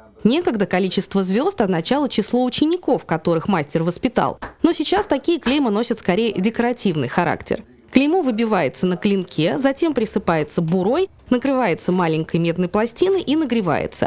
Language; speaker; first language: Russian; native; Russian